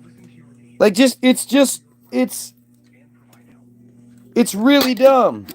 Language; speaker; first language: English; native; English